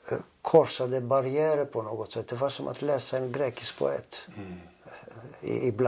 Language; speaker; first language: Swedish; non-native, fluent; Greek